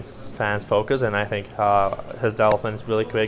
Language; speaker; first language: English; non-native, fluent; Slovak